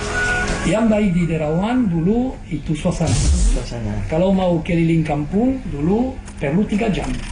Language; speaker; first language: Indonesian; non-native, fluent; French